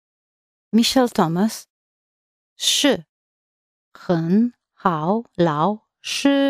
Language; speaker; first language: Chinese; non-native, learner; English